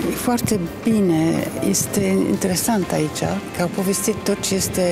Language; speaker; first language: Romanian; non-native, fluent; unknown